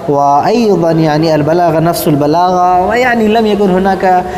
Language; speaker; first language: Arabic; non-native, fluent; Urdu